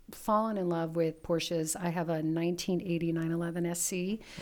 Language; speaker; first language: English; early bilingual, other home language; Italian